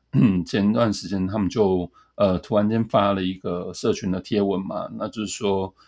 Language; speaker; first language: Chinese; native; Chinese